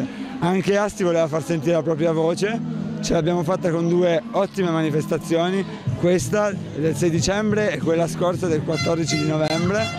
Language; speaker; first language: Italian; native; Italian